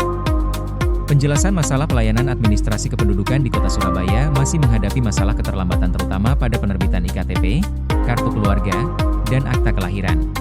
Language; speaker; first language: Indonesian; native; Indonesian